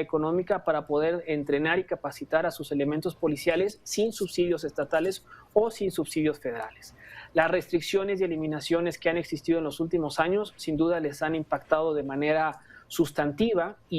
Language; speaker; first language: Spanish; native; Spanish